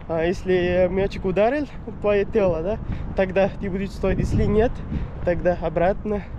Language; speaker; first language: Russian; non-native, learner; Urdu